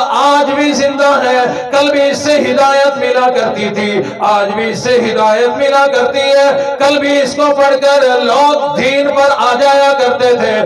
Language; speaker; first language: Urdu; non-native, local second language; Saraiki